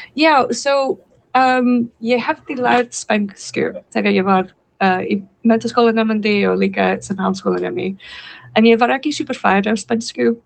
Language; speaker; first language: Icelandic; non-native, fluent; English